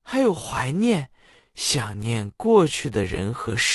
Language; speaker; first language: Chinese; non-native, fluent; English